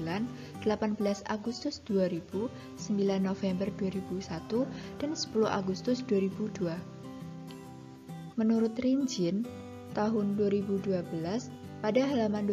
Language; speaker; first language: Indonesian; native; Indonesian